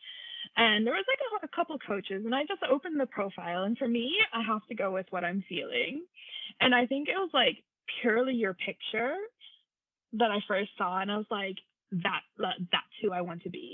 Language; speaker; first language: English; native; English